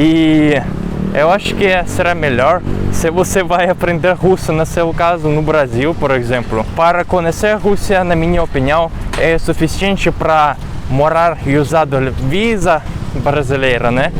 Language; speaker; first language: Portuguese; non-native, fluent; Russian